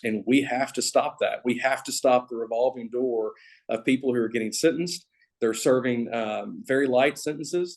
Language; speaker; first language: English; native; English